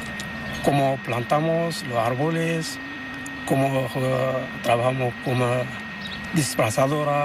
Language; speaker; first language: Spanish; non-native, learner; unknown